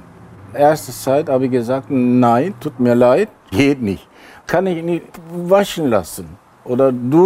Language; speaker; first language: German; non-native, learner; Turkish